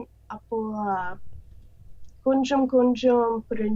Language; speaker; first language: Tamil; non-native, learner; English